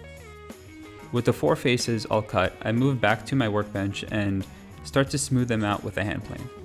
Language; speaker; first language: English; native; English